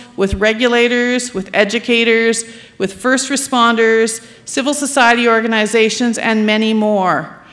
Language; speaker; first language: English; native; English